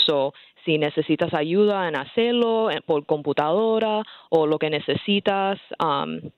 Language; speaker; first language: Spanish; early bilingual, heritage; English